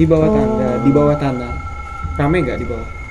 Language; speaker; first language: Indonesian; native; Indonesian